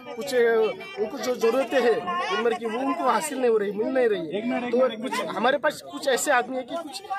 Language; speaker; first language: Hindi; native; Hindi